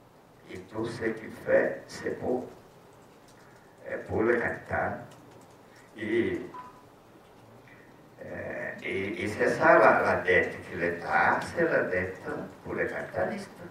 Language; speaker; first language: French; non-native, fluent; Portuguese